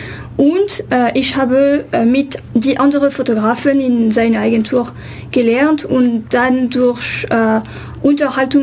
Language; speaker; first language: German; non-native, fluent; French